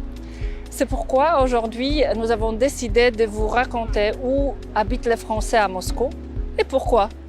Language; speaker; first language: French; non-native, fluent; Russian